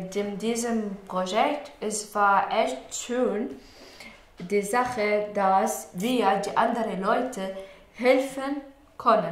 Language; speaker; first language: German; non-native, learner; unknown